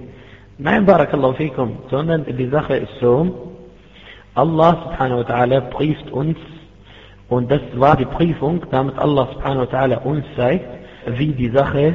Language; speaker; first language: German; non-native, fluent; Arabic